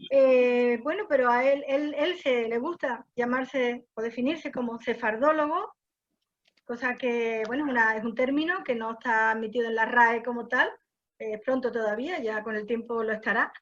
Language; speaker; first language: Spanish; native; Spanish